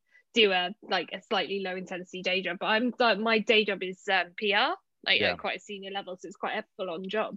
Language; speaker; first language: English; native; English